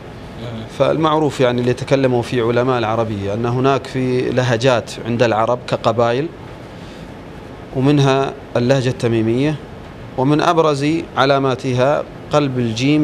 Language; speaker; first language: Arabic; native; Arabic